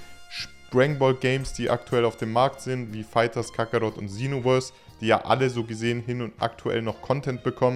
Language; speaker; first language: German; native; German